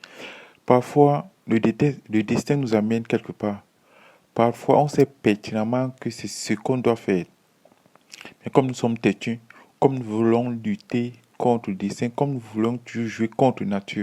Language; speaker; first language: French; native; French